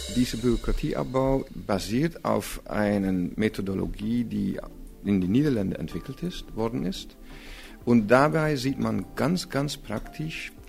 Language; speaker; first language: German; non-native, fluent; Dutch